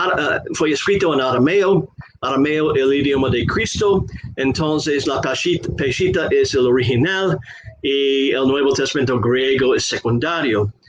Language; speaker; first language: Spanish; non-native, fluent; English